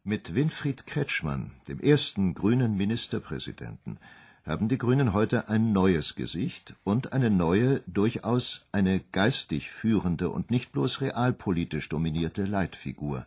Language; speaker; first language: German; native; German